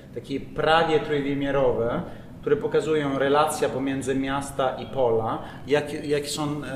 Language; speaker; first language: Polish; non-native, learner; Italian